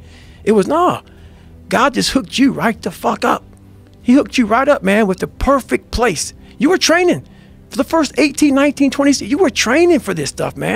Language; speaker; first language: English; native; English